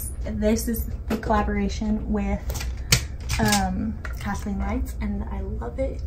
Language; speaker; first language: English; native; English